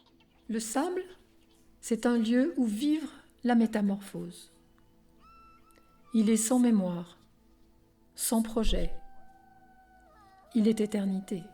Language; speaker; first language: French; native; French